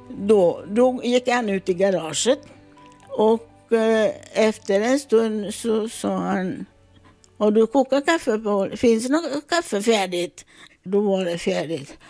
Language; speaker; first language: Swedish; non-native, fluent; Italian